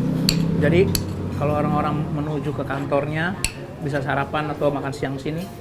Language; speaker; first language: Indonesian; native; Indonesian